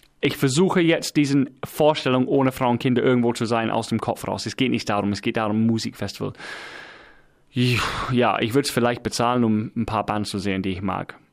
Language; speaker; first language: German; non-native, fluent; English